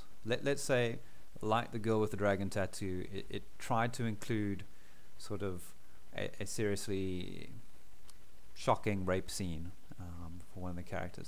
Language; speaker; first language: English; native; English